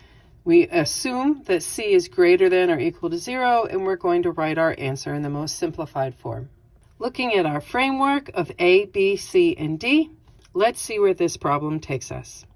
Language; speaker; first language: English; native; English